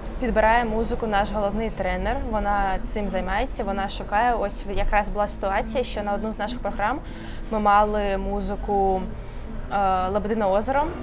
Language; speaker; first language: Ukrainian; non-native, local second language; Russian